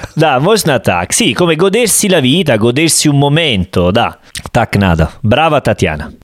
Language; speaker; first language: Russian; non-native, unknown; Italian